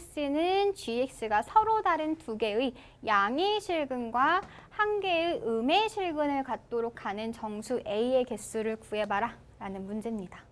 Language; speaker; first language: Korean; native; Korean